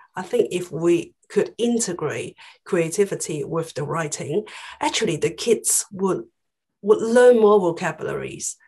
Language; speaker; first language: English; non-native, local second language; Cantonese